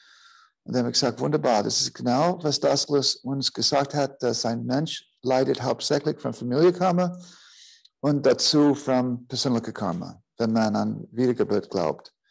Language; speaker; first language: German; non-native, fluent; English